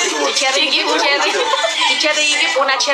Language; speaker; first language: English; non-native, learner; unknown